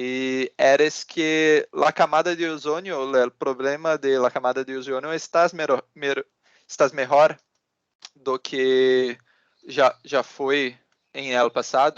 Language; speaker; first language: Portuguese; non-native, learner; Spanish